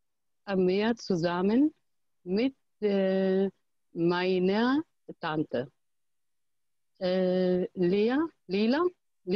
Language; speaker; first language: German; non-native, learner; Arabic